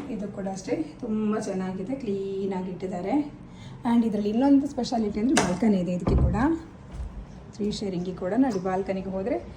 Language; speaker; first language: Kannada; non-native, local second language; Tulu